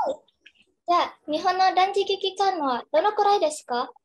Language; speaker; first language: Japanese; non-native, learner; Indonesian